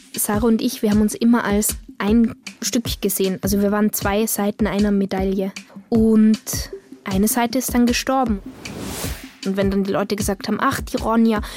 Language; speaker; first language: German; native; German